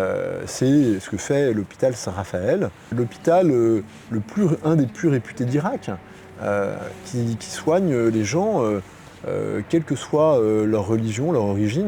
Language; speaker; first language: French; native; French